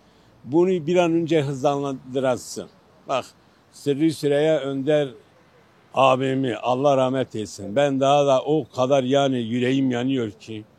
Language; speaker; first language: Turkish; non-native, local second language; Kurdish